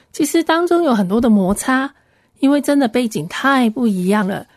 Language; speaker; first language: Chinese; non-native, local second language; Cantonese